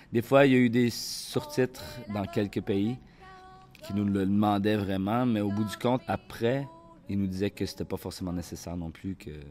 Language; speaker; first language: French; native; French